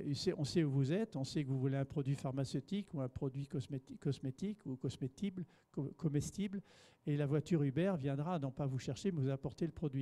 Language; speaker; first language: French; native; French